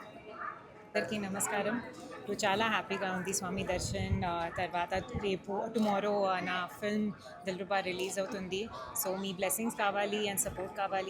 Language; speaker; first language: Telugu; non-native, learner; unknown